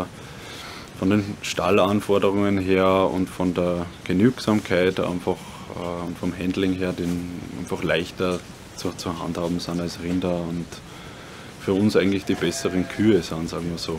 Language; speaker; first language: German; native; German